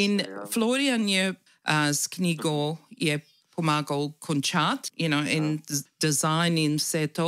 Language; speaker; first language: Slovenian; early bilingual, heritage; Slovenian